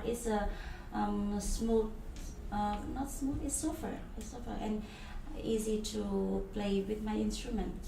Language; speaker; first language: English; non-native, learner; Vietnamese